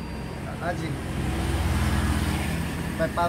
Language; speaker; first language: Russian; non-native, learner; Thai